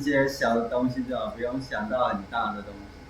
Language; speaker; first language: Chinese; native; Chinese